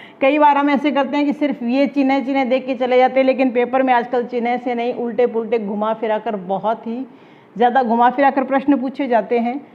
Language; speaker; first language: Hindi; native; Hindi